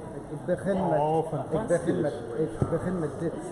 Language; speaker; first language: Dutch; non-native, fluent; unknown